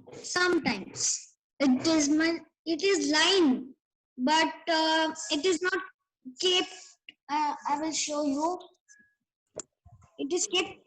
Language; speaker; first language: English; non-native, learner; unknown